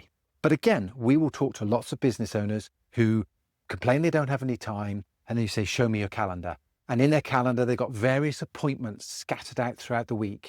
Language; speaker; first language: English; native; English